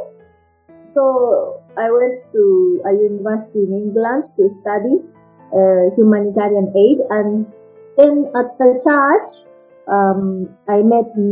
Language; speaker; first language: English; non-native, fluent; Japanese